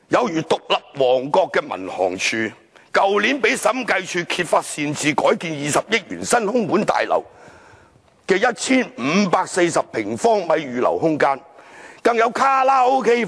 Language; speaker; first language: Chinese; non-native, local second language; Cantonese